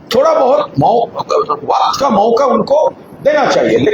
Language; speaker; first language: Hindi; non-native, local second language; Bangla